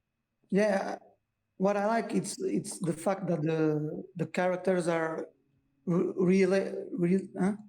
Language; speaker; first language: English; non-native, learner; Portuguese